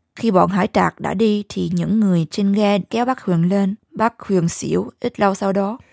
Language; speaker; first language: Vietnamese; early bilingual, heritage; Vietnamese